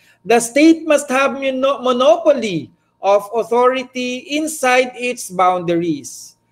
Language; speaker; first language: English; non-native, local second language; Filipino